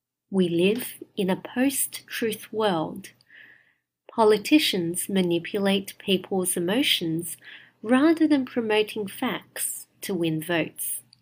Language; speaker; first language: English; non-native, fluent; Chinese